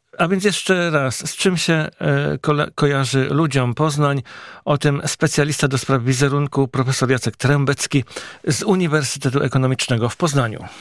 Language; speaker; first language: Polish; native; Polish